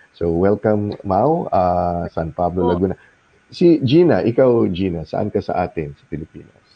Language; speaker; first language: Filipino; non-native, local second language; Cebuano